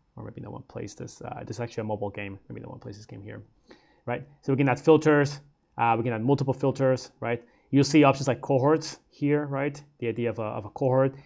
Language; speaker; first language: English; native; English